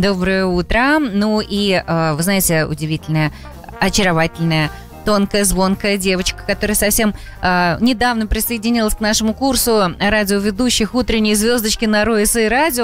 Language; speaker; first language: Russian; native; Russian